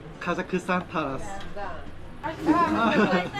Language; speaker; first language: Russian; non-native, learner; Korean